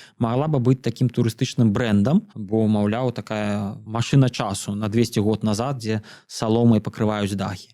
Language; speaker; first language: Belarusian; non-native, local second language; Russian